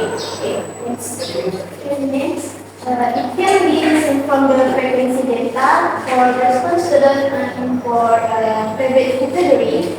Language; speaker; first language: English; non-native, learner; Indonesian